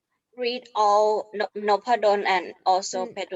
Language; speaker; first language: English; non-native, fluent; Thai